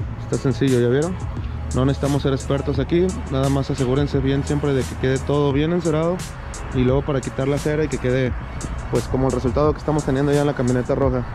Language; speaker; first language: Spanish; native; Spanish